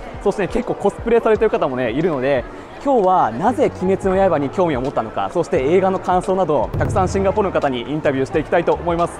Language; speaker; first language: Japanese; native; Japanese